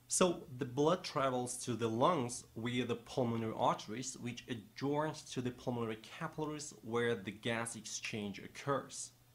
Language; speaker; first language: English; non-native, fluent; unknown